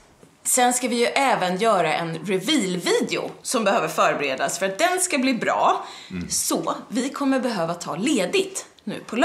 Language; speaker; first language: Swedish; native; Swedish